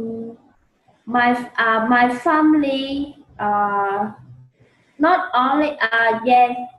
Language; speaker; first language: English; non-native, learner; Vietnamese